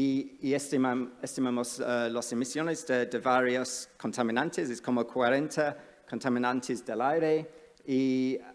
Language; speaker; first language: Spanish; non-native, fluent; English